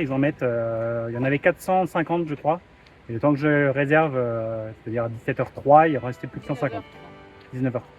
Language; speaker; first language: French; native; French